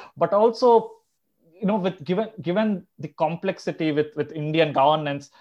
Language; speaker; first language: English; non-native, local second language; Telugu